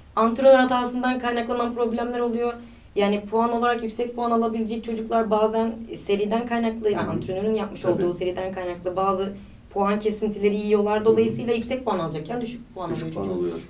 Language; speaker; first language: Turkish; native; Turkish